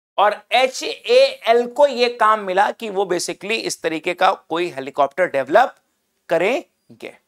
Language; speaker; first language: Hindi; native; Hindi